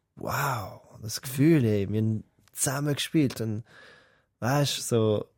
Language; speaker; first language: German; native; German